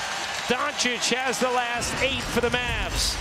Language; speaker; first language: English; native; English